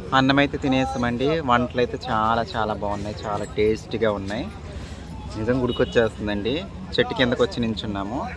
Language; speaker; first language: Telugu; native; Telugu